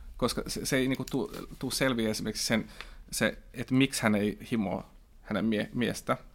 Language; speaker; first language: Finnish; non-native, local second language; Swedish